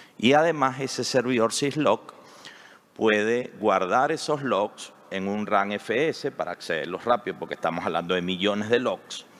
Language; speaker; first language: Spanish; native; Spanish